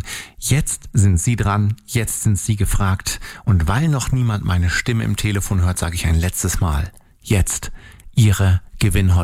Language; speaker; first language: German; native; German